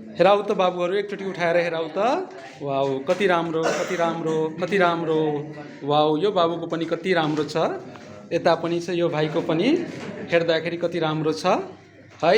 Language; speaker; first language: Nepali; non-native, local second language; Maithili